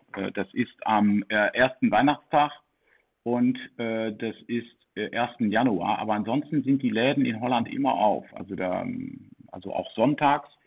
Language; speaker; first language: German; early bilingual, heritage; German